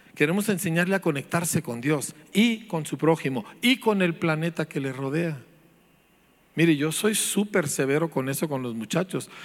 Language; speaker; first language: Spanish; native; Spanish